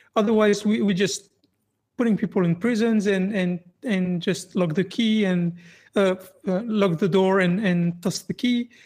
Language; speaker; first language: English; non-native, fluent; French